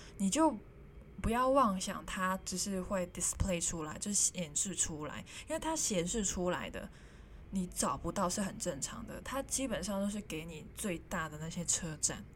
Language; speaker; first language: Chinese; non-native, local second language; Cantonese